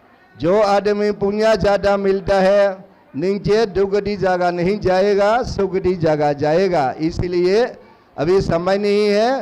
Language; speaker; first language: Hindi; non-native, learner; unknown